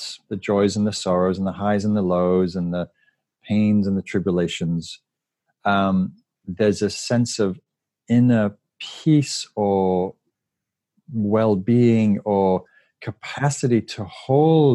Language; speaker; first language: English; native; English